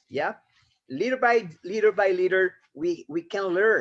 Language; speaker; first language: English; non-native, fluent; Spanish